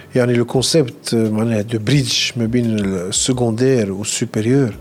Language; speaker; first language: French; non-native, local second language; Arabic